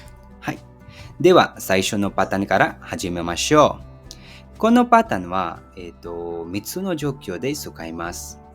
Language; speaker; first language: Japanese; non-native, fluent; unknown